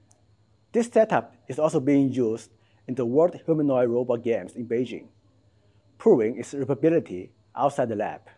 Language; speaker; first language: English; non-native, fluent; Chinese